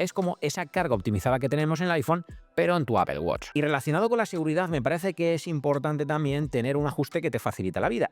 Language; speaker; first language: Spanish; native; Spanish